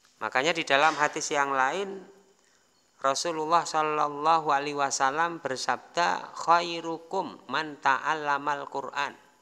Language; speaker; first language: Indonesian; non-native, local second language; Javanese